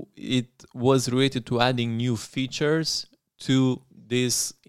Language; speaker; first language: English; non-native, fluent; Romanian